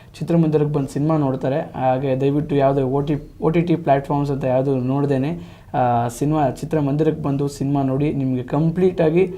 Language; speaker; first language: Kannada; native; Kannada